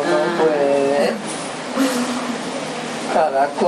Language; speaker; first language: Spanish; early bilingual, other home language; Japanese